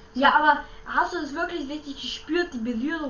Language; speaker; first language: German; native; German